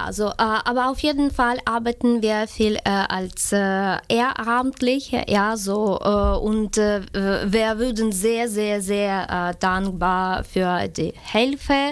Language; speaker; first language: German; non-native, fluent; Ukrainian